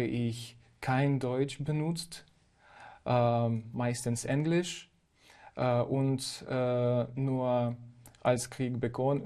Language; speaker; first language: German; non-native, fluent; Ukrainian